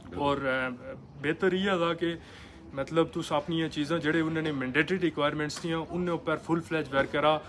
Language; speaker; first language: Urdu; non-native, local second language; Pahari-Potwari